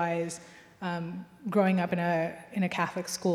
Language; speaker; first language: English; native; English